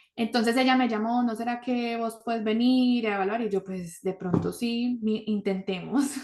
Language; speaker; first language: Spanish; early bilingual, heritage; Spanish